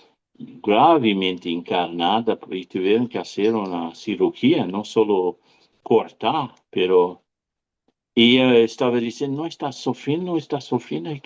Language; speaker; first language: Spanish; non-native, fluent; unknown